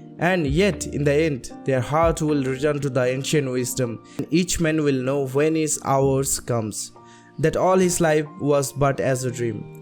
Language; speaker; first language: English; non-native, local second language; Bangla